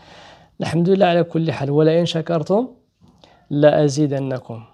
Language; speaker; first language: Arabic; native; Arabic